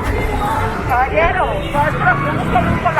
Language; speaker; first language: Spanish; native; Spanish